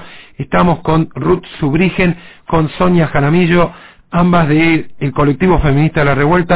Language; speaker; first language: Spanish; native; Spanish